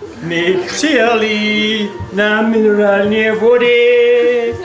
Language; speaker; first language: Russian; non-native, learner; English